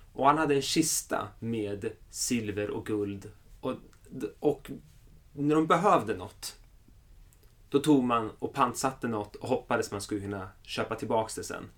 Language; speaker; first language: Swedish; early bilingual, other home language; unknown